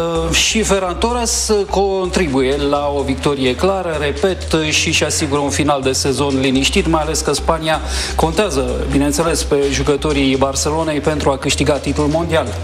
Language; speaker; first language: Romanian; native; Romanian